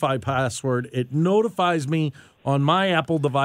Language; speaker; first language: English; native; English